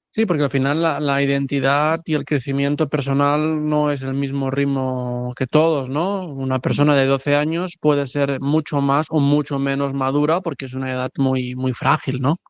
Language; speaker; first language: Spanish; native; Spanish